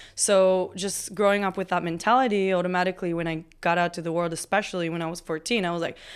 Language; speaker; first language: English; non-native, fluent; Hebrew